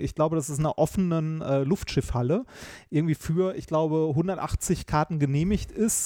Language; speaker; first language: German; native; German